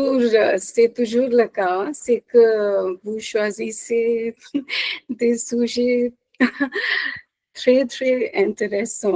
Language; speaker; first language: French; non-native, fluent; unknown